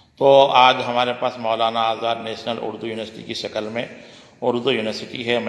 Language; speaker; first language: Urdu; native; Urdu